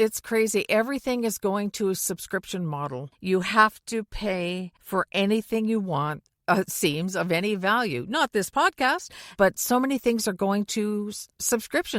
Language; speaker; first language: English; native; English